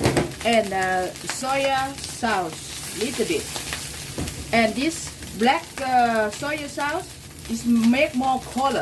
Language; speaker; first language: English; non-native, learner; Thai